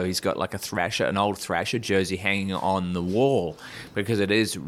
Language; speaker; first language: English; native; English